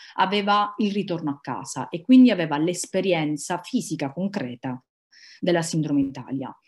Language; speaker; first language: Italian; native; Italian